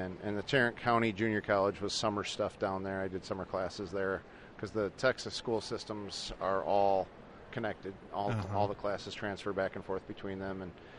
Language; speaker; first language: English; native; English